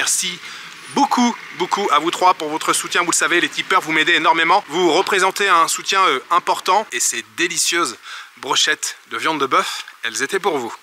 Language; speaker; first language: French; native; French